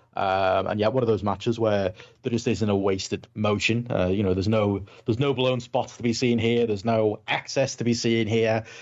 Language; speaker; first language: English; native; English